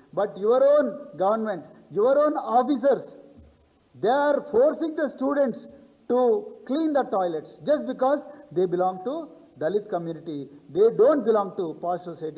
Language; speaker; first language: English; non-native, local second language; Telugu